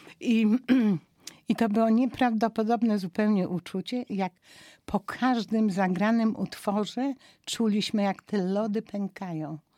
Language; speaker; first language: Polish; native; Polish